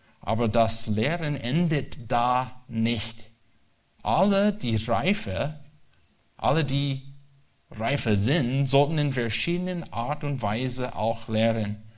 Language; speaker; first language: German; non-native, learner; English